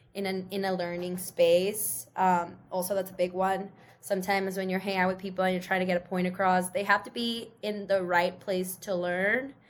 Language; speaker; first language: English; early bilingual, other home language; Spanish